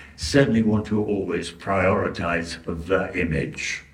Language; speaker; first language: English; native; English